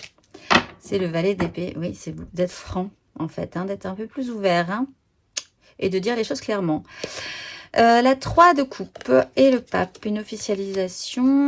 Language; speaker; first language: French; native; French